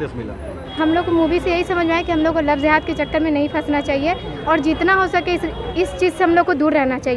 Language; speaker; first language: Hindi; native; Hindi